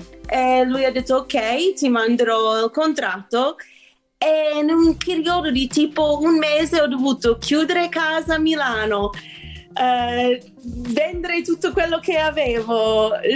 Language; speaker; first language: Italian; non-native, fluent; English